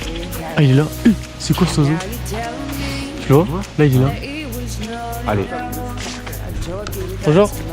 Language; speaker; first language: French; native; French